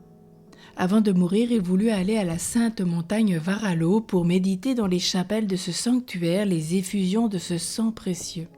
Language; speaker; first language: French; native; French